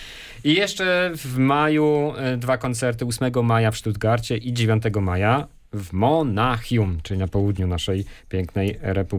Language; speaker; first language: Polish; native; Polish